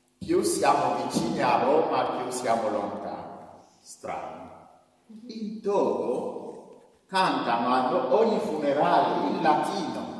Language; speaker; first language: Italian; non-native, fluent; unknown